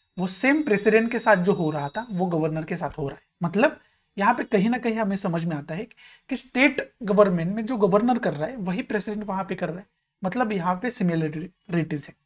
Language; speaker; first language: Hindi; non-native, local second language; Marathi